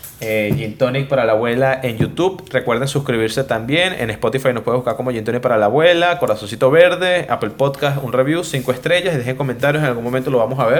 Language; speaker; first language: Spanish; native; Spanish